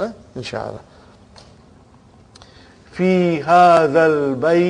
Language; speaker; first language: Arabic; non-native, fluent; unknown